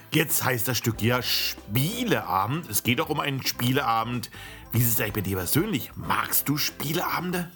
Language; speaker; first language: German; native; German